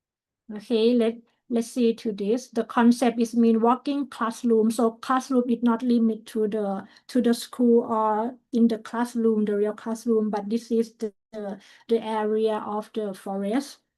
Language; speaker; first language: English; non-native, fluent; Thai